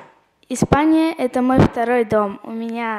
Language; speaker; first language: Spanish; non-native, learner; Russian